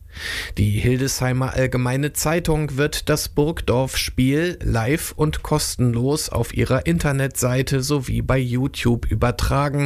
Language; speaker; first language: German; native; German